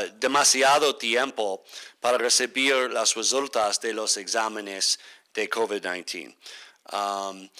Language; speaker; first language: Spanish; non-native, fluent; English